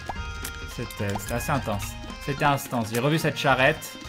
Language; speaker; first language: French; native; French